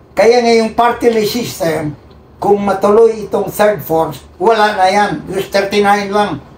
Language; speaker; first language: Filipino; non-native, local second language; Cebuano